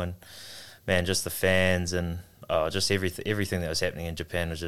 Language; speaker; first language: English; native; English